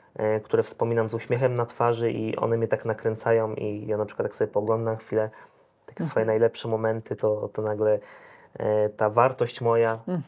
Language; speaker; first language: Polish; native; Polish